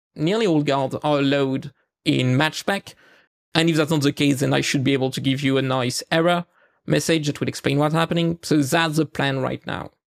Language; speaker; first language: English; non-native, fluent; French